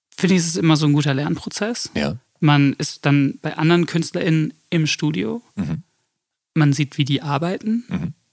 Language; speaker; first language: German; early bilingual, other home language; English